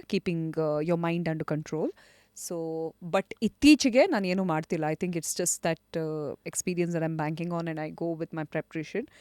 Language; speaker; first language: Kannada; non-native, local second language; Konkani